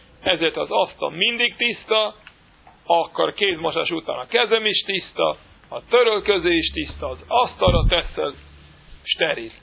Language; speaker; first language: Hungarian; non-native, fluent; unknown